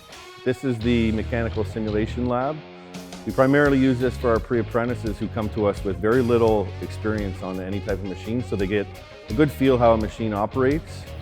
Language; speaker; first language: English; native; English